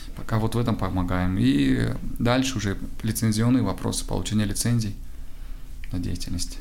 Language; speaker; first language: Russian; non-native, local second language; Tajik